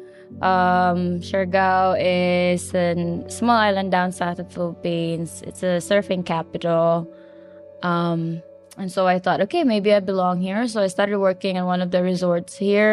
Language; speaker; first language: English; non-native, local second language; Cebuano